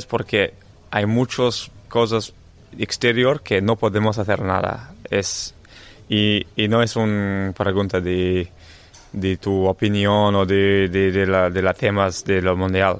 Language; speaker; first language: Spanish; non-native, learner; English